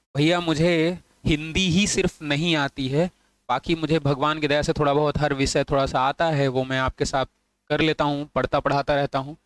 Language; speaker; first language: Hindi; native; Hindi